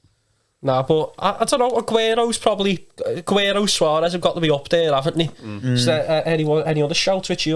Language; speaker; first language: English; native; English